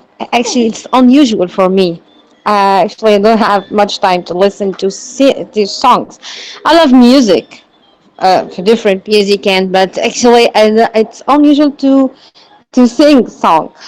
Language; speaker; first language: English; non-native, learner; Arabic